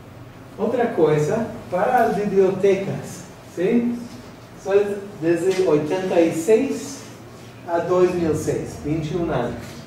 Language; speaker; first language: Portuguese; non-native, fluent; English